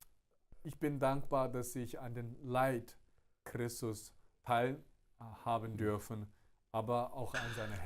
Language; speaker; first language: German; non-native, fluent; Chinese